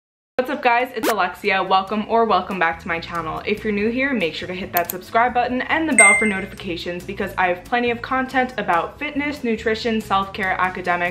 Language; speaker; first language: English; native; English